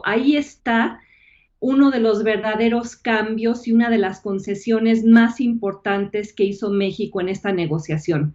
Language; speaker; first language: Spanish; native; Spanish